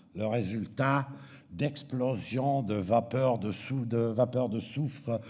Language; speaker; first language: French; native; French